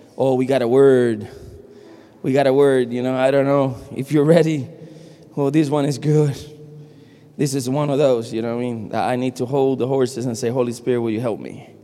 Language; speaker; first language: English; non-native, fluent; Spanish